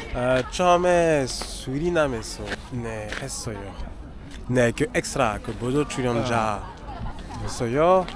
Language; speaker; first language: Korean; non-native, learner; French